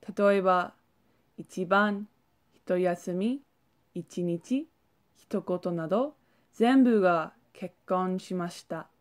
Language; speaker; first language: Japanese; non-native, learner; English